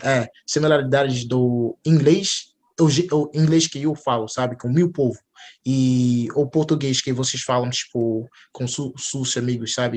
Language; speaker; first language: Portuguese; non-native, fluent; English